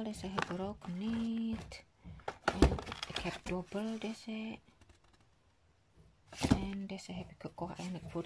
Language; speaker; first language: Dutch; non-native, learner; Indonesian